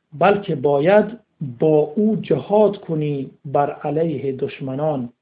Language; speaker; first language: Persian; native; Persian